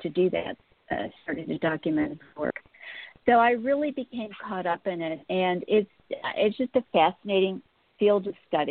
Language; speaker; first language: English; native; English